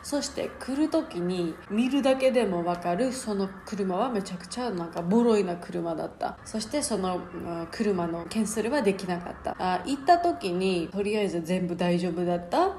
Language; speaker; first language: Japanese; non-native, learner; Georgian